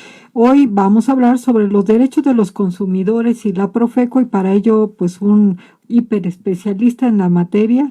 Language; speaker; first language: Spanish; native; Spanish